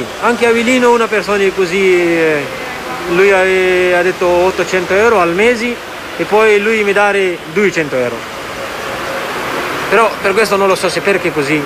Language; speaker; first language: Italian; non-native, learner; Persian